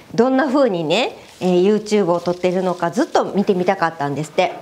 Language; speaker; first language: Japanese; native; Japanese